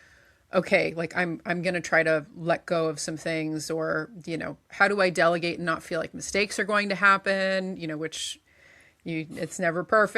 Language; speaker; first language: English; native; English